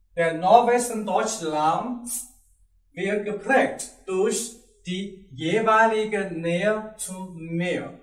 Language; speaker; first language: German; non-native, learner; Chinese